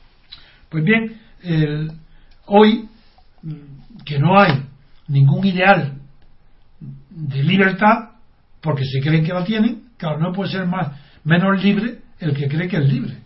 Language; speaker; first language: Spanish; native; Spanish